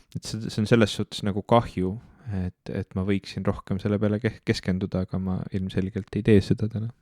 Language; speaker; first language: Estonian; native; Estonian